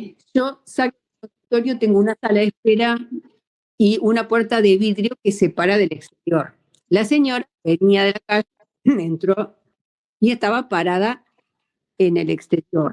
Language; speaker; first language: Spanish; native; Spanish